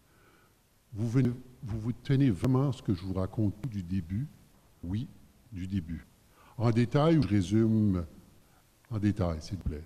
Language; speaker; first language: French; native; French